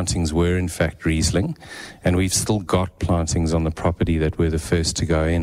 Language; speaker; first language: English; native; English